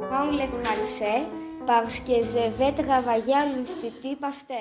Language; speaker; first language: French; non-native, learner; Greek